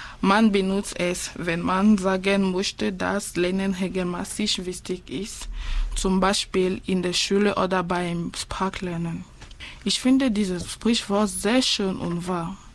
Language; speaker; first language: German; non-native, fluent; French